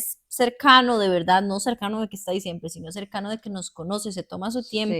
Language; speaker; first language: Spanish; native; Spanish